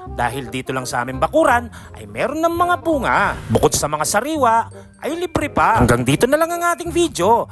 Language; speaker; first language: Filipino; non-native, local second language; Pampanga